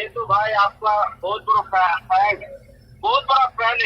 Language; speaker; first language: Hindi; non-native, learner; Bangla